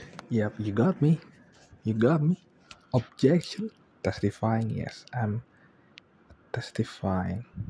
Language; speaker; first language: English; non-native, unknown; Indonesian